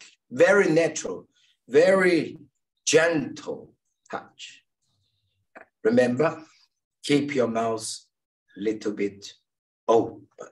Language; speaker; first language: English; non-native, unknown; Chinese